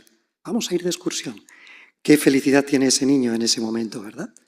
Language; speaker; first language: Spanish; native; Spanish